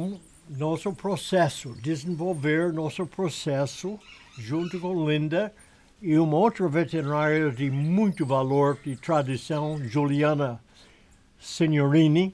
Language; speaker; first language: Portuguese; non-native, learner; English